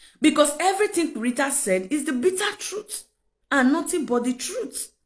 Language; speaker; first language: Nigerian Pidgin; non-native, local second language; Yoruba